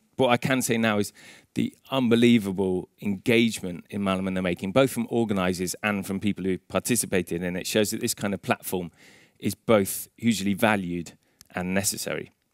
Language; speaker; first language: English; native; English